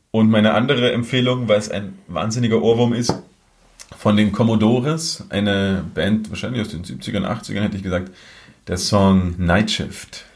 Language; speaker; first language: German; native; German